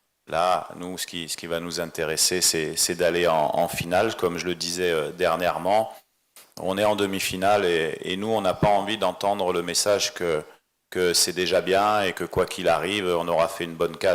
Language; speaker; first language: French; native; French